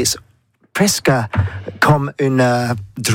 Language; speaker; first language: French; non-native, learner; English